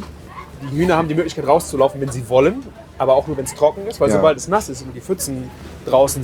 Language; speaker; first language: German; native; German